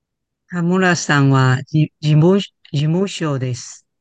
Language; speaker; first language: Japanese; non-native, learner; Chinese